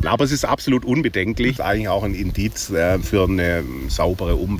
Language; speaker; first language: German; native; German